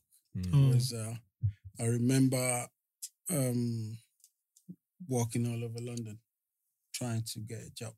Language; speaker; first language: English; non-native, local second language; Yoruba